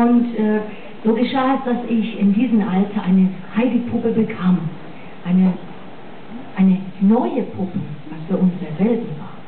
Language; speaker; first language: German; non-native, fluent; English